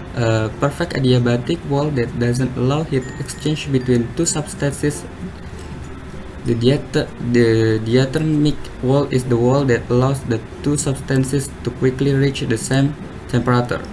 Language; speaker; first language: English; non-native, learner; Indonesian